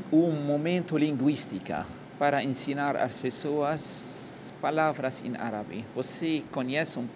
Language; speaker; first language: Portuguese; non-native, fluent; Arabic